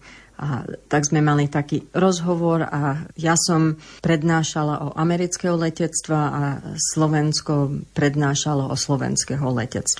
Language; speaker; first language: Slovak; early bilingual, heritage; English